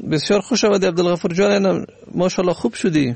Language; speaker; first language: Persian; native; Persian